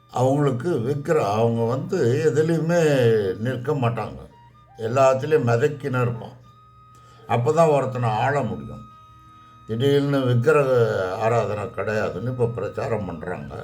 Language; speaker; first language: Tamil; native; Tamil